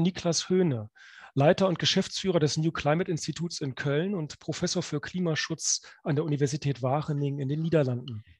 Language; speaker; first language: German; native; German